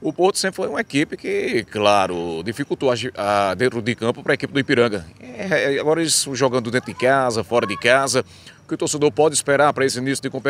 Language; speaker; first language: Portuguese; native; Portuguese